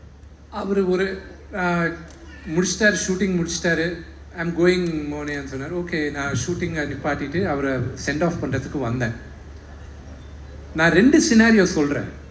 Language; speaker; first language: Tamil; non-native, local second language; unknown